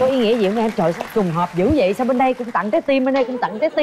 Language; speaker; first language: Vietnamese; native; Vietnamese